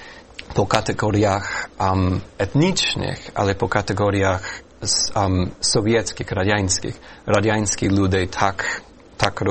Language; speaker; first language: Ukrainian; non-native, fluent; English